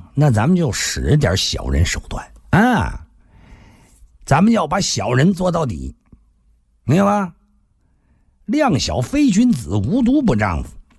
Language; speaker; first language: Chinese; native; Chinese